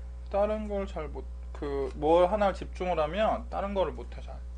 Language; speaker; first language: Korean; native; Korean